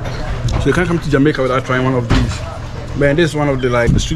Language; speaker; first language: English; native; English